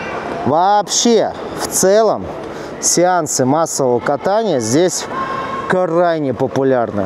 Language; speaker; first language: Russian; native; Russian